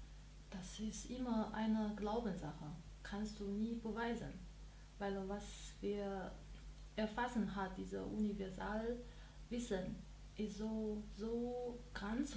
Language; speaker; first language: German; non-native, learner; Chinese